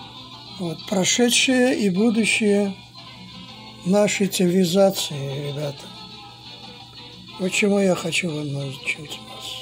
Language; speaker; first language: Russian; non-native, fluent; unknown